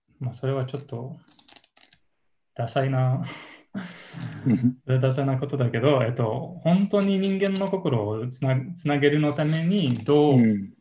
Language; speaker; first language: Japanese; non-native, learner; English